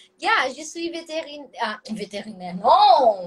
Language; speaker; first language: French; non-native, fluent; Portuguese